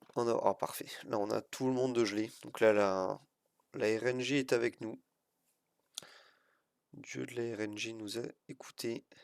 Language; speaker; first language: French; native; French